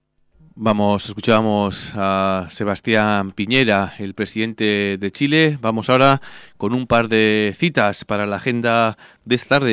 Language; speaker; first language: Spanish; native; Spanish